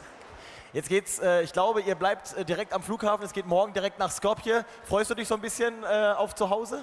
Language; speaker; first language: German; native; German